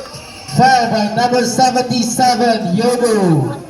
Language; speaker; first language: English; non-native, local second language; Indonesian